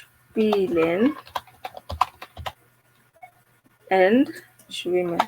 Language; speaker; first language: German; non-native, fluent; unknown